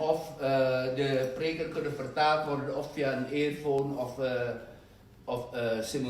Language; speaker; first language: Dutch; non-native, fluent; Indonesian